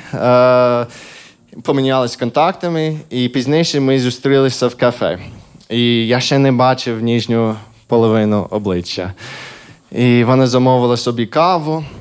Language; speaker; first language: Ukrainian; non-native, fluent; English